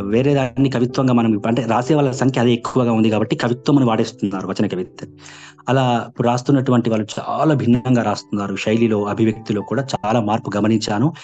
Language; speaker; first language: Telugu; native; Telugu